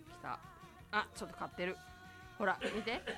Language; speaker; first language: Japanese; native; Japanese